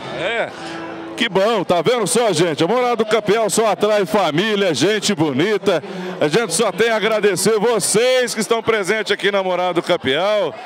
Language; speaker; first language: Portuguese; native; Portuguese